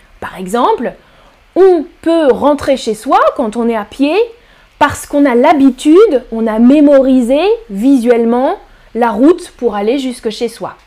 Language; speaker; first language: French; native; French